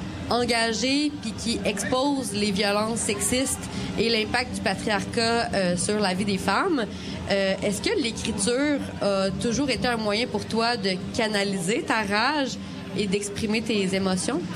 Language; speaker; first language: French; native; French